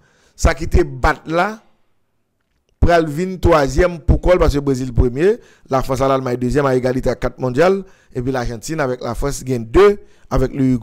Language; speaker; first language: French; non-native, local second language; Haitian Creole